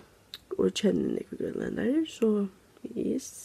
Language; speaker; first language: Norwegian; non-native, learner; Faroese